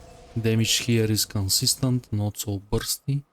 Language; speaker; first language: English; non-native, fluent; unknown